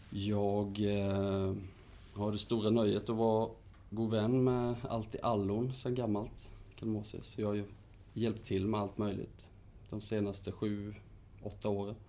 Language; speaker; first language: Swedish; native; Swedish